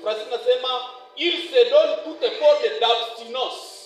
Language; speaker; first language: French; non-native, local second language; Swahili